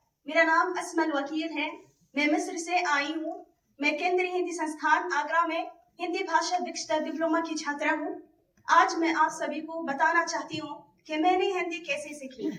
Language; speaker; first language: Hindi; non-native, fluent; Arabic